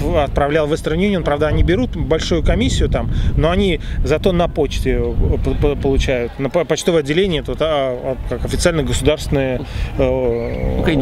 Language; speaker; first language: Russian; native; Russian